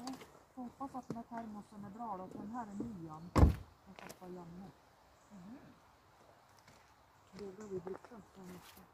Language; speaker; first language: Swedish; native; Swedish